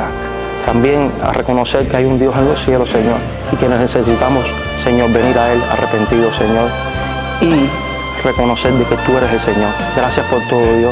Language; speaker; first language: Spanish; native; Spanish